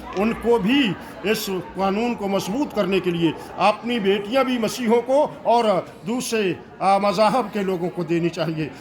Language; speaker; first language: Urdu; non-native, local second language; Punjabi